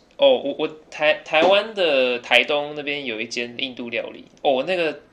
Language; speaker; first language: Chinese; early bilingual, other home language; English